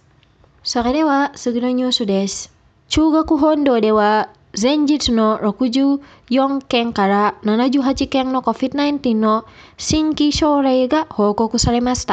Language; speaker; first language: Japanese; non-native, fluent; Indonesian